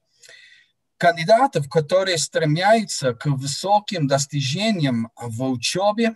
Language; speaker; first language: Russian; non-native, fluent; English